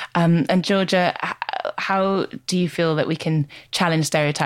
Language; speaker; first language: English; native; English